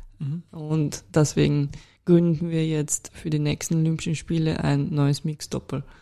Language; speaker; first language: German; non-native, fluent; Russian